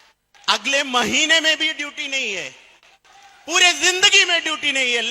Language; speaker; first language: Hindi; non-native, fluent; Bangla